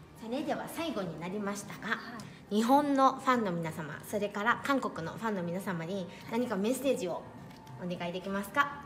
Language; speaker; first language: Japanese; native; Japanese